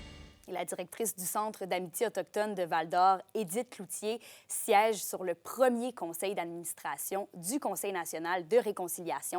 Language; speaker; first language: French; native; French